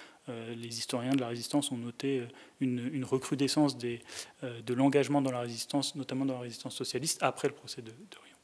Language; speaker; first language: French; native; French